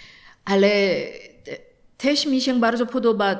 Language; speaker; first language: Polish; non-native, learner; Korean